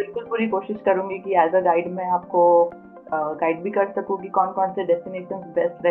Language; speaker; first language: Hindi; native; Hindi